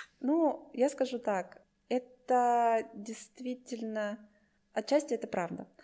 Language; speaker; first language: Russian; native; Russian